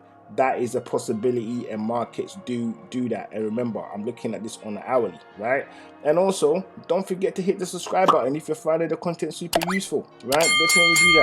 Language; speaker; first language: English; native; English